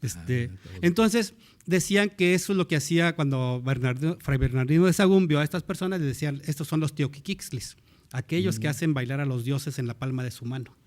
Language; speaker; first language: Spanish; native; Spanish